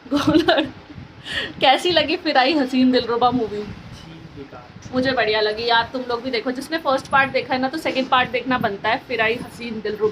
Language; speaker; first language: Hindi; native; Hindi